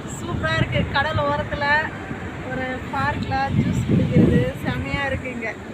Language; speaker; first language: Tamil; native; Tamil